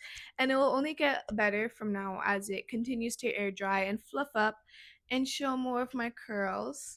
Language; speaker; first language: English; native; English